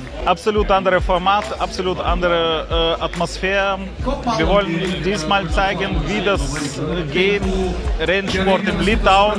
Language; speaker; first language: German; non-native, learner; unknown